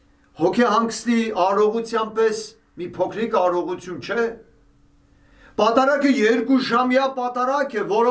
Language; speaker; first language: Armenian; native; Armenian